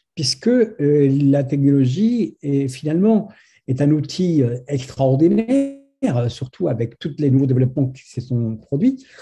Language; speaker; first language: French; non-native, fluent; Spanish